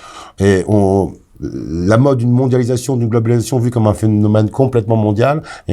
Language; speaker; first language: French; native; French